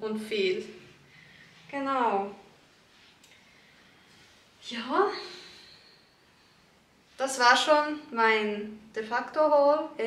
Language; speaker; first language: German; early bilingual, other home language; Turkish